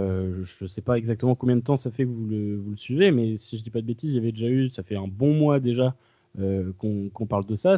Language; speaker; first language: French; native; French